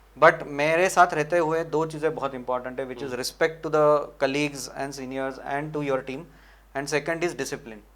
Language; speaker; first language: Hindi; non-native, local second language; Marwari